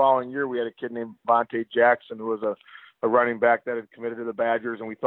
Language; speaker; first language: English; native; English